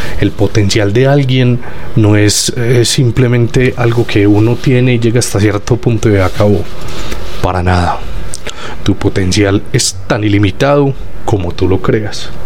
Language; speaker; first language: Spanish; native; Spanish